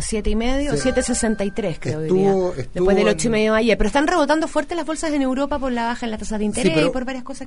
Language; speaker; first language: Spanish; native; Spanish